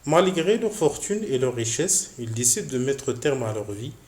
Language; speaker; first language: French; non-native, local second language; Arabic